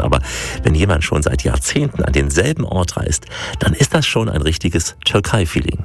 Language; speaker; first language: German; native; German